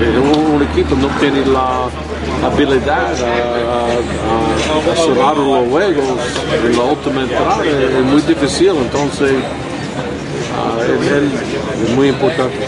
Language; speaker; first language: Spanish; non-native, learner; English